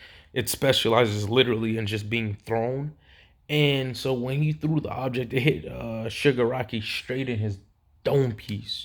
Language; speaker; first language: English; native; English